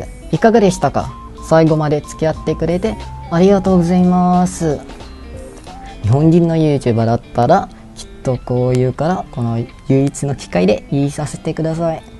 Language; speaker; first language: Japanese; non-native, fluent; Malay